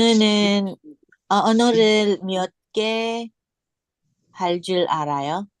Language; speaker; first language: Korean; non-native, learner; English